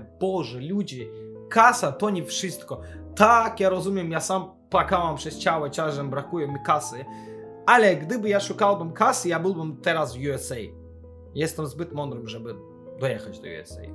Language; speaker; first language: Polish; non-native, fluent; Azerbaijani